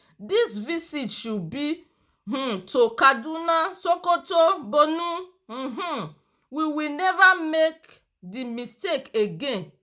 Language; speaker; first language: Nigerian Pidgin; non-native, local second language; Yoruba